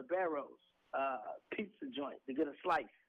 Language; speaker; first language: English; native; English